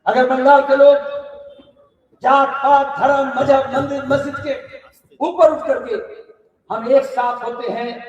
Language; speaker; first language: Hindi; non-native, local second language; Bangla